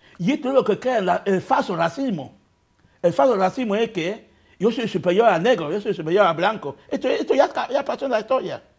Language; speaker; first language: Spanish; non-native, local second language; Fang